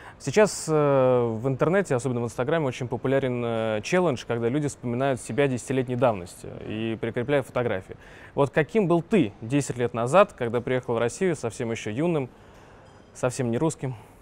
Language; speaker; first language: Russian; native; Russian